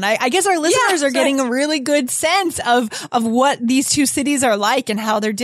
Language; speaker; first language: English; native; English